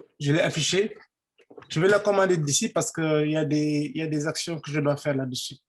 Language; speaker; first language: French; non-native, local second language; Fula